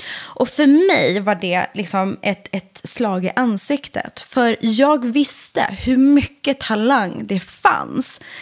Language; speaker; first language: Swedish; early bilingual, other home language; Persian